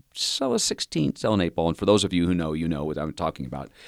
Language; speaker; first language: English; native; English